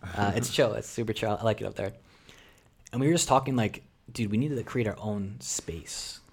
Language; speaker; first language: English; early bilingual, other home language; Russian